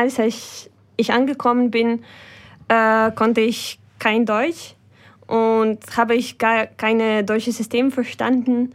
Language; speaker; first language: German; non-native, fluent; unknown